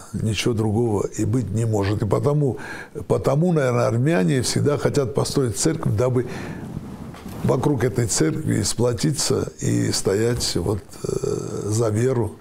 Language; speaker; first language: Russian; non-native, local second language; Armenian